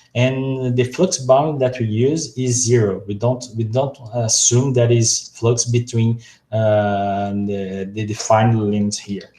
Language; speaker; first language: English; non-native, fluent; Portuguese